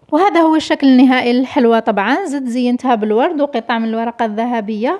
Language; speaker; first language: Arabic; native; Arabic